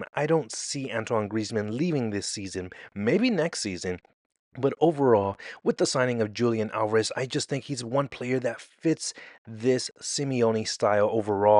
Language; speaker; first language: English; native; English